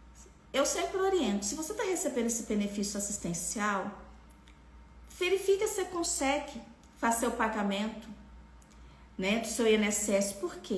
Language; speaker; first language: Portuguese; native; Portuguese